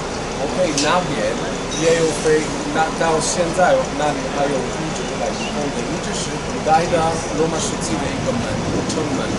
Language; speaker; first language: Chinese; non-native, fluent; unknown